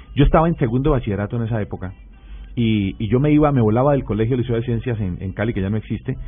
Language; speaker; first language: Spanish; native; Spanish